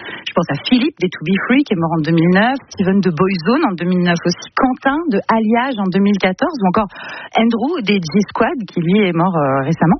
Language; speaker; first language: French; native; French